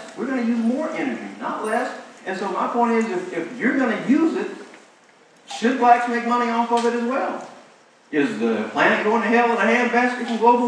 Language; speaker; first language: English; native; English